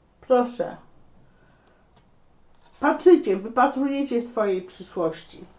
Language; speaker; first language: Polish; native; Polish